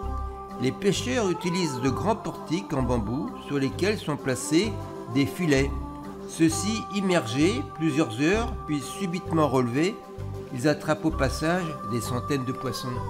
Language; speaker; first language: French; native; French